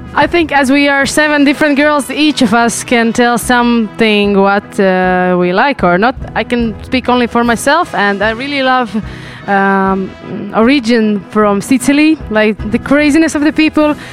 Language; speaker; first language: English; non-native, fluent; Latvian